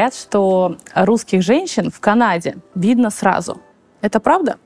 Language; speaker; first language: Russian; native; Russian